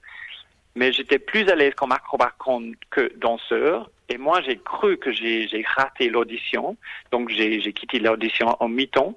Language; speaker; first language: French; non-native, fluent; English